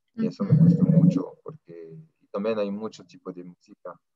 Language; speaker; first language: Spanish; non-native, fluent; French